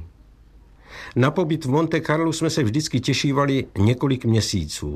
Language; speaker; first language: Czech; native; Czech